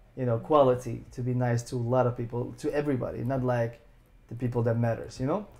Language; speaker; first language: English; non-native, fluent; Arabic